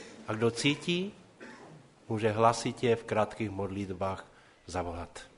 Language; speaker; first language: Czech; non-native, local second language; Polish